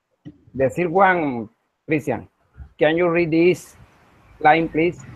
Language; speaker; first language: English; non-native, learner; Spanish